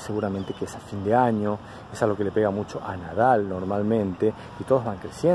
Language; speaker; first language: Spanish; native; Spanish